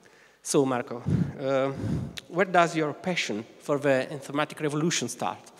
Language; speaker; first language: English; non-native, fluent; Italian